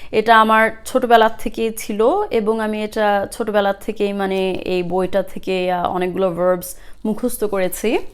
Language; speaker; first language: Bangla; early bilingual, heritage; Bangla